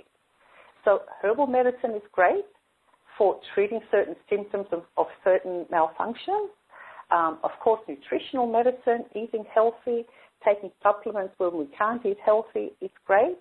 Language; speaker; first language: English; native; English